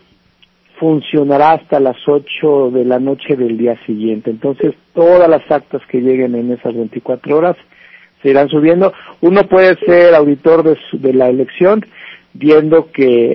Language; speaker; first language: Spanish; native; Spanish